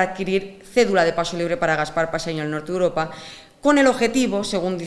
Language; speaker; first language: Spanish; native; Spanish